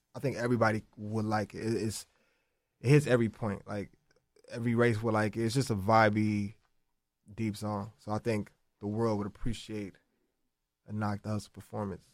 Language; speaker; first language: English; native; English